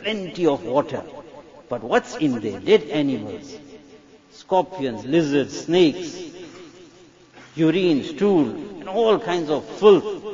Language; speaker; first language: English; native; English